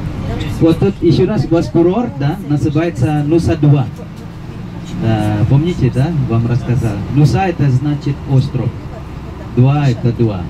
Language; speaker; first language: Russian; non-native, fluent; Indonesian